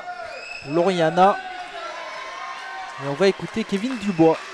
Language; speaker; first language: French; native; French